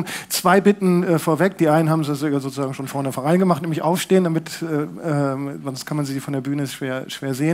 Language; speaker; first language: German; native; German